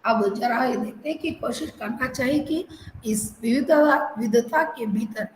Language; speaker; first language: Hindi; non-native, local second language; Telugu